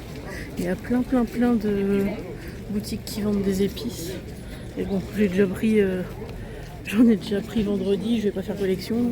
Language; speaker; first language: French; native; French